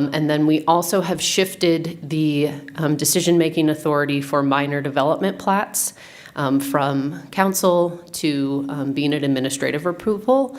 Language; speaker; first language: English; native; English